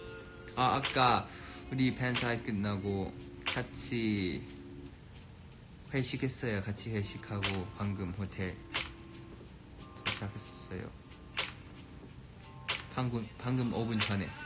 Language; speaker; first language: Korean; non-native, fluent; Thai